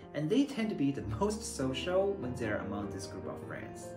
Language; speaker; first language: English; non-native, fluent; Chinese